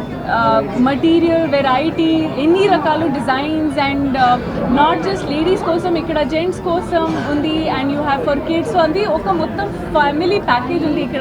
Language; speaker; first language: Telugu; non-native, fluent; Hindi